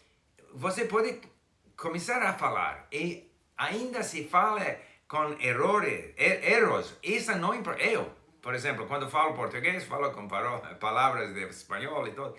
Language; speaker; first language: Portuguese; non-native, fluent; English